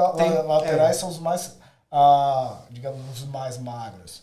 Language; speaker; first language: Portuguese; native; Portuguese